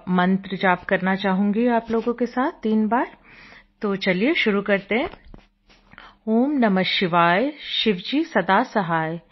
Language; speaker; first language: Hindi; non-native, local second language; Bangla